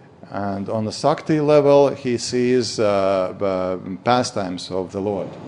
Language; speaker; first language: English; non-native, fluent; Latvian